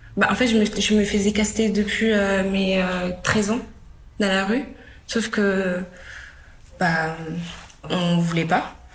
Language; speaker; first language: French; early bilingual, other home language; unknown